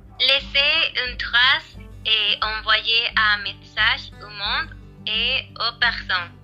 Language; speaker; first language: French; non-native, learner; Spanish